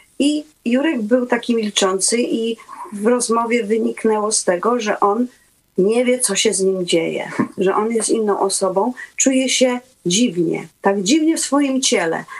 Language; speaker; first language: Polish; native; Polish